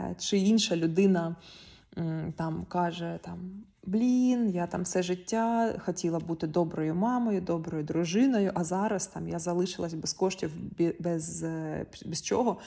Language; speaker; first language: Ukrainian; non-native, local second language; Russian